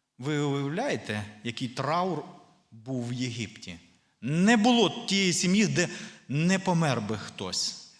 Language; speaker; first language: Ukrainian; non-native, local second language; Russian